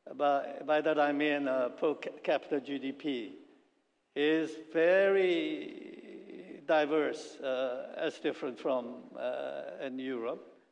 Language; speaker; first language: English; non-native, fluent; Korean